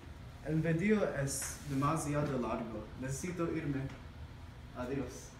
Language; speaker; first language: Spanish; non-native, learner; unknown